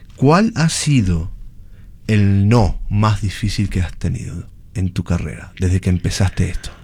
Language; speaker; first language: Spanish; native; Spanish